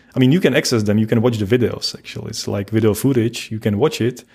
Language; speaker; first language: English; non-native, fluent; Czech